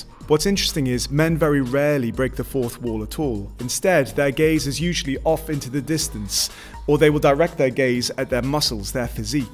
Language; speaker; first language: English; native; English